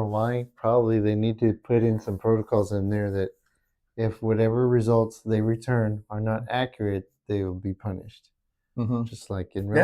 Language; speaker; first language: English; native; English